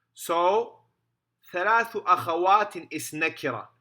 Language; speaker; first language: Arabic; non-native, fluent; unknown